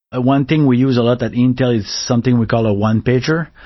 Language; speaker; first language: English; non-native, fluent; French